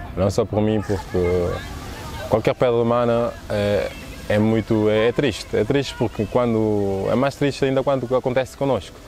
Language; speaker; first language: Portuguese; non-native, local second language; Kabuverdianu